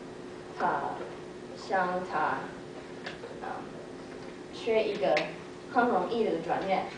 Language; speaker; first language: Chinese; non-native, learner; English